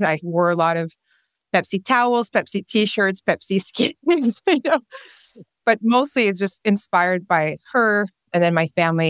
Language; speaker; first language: English; non-native, fluent; French